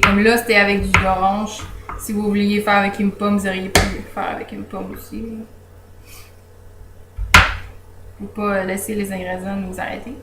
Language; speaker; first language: French; native; French